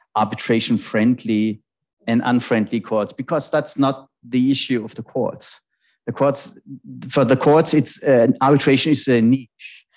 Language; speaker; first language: English; non-native, fluent; German